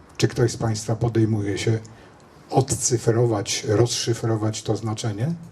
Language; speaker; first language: Polish; native; Polish